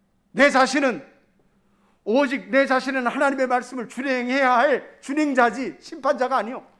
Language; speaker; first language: Korean; native; Korean